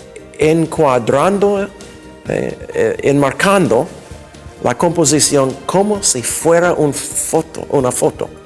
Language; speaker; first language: Spanish; non-native, fluent; English